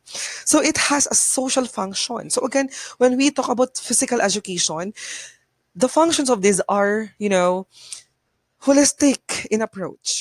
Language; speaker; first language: English; non-native, local second language; Bikol